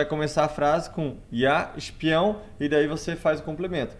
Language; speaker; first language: Portuguese; native; Portuguese